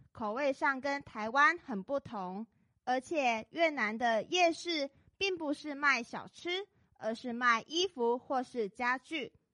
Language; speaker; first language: Chinese; native; Chinese